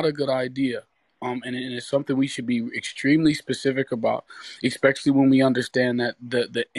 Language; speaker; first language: English; native; English